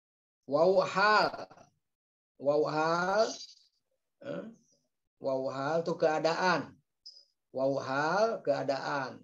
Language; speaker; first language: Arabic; non-native, fluent; Indonesian